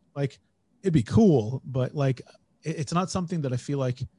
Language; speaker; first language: English; native; English